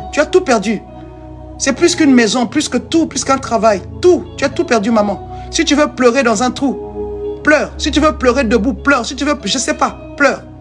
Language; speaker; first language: French; non-native, local second language; Lingala